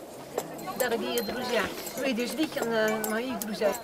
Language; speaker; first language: Russian; non-native, fluent; Dutch